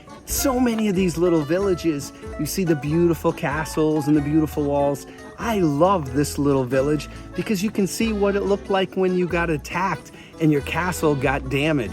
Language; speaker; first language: English; native; English